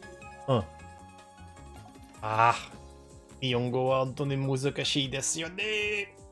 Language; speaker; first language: Japanese; non-native, learner; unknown